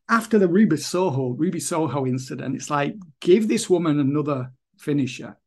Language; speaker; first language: English; native; English